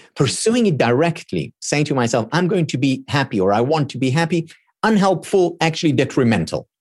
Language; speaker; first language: English; non-native, fluent; Hebrew